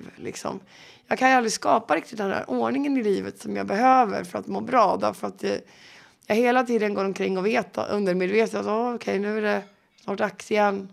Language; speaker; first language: Swedish; native; Swedish